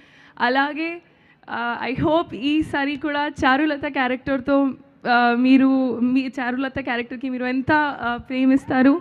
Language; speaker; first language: Telugu; non-native, learner; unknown